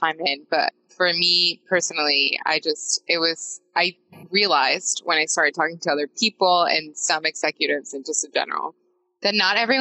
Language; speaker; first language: English; non-native, fluent; Spanish